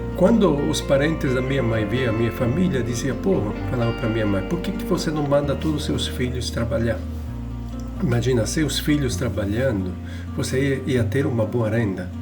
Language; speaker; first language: Portuguese; non-native, fluent; Italian